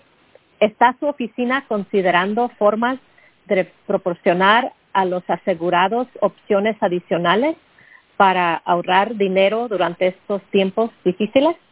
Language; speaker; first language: Spanish; early bilingual, heritage; Spanish